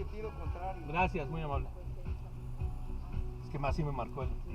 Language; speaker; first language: Spanish; native; Spanish